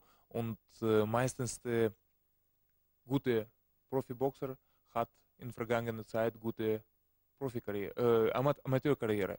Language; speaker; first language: German; non-native, learner; Russian